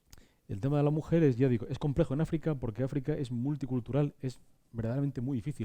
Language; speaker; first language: Spanish; native; Spanish